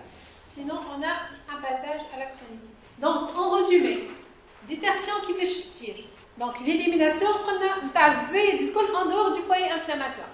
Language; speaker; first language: French; non-native, local second language; Arabic